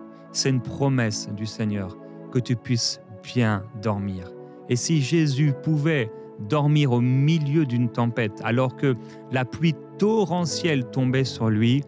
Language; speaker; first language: French; native; French